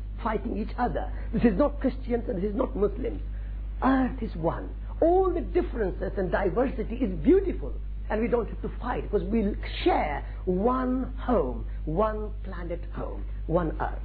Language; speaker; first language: English; non-native, local second language; Marwari